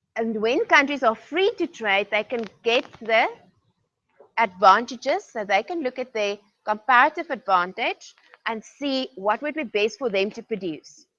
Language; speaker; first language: English; non-native, local second language; Afrikaans